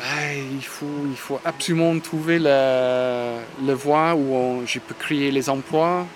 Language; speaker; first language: French; non-native, fluent; English